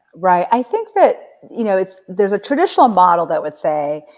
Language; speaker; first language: English; native; English